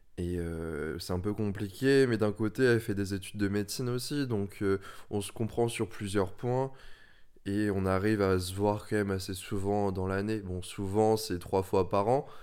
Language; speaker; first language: French; early bilingual, other home language; Vietnamese